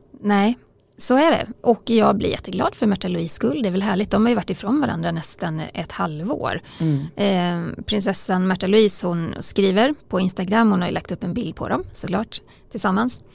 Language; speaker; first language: Swedish; native; Swedish